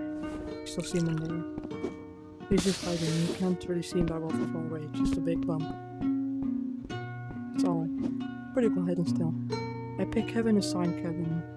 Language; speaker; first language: English; non-native, fluent; Dutch